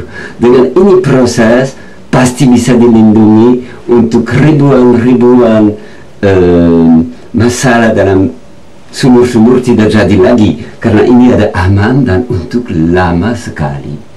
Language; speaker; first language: Indonesian; non-native, learner; French